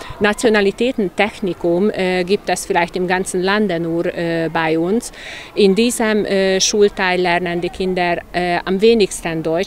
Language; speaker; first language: German; non-native, local second language; Hungarian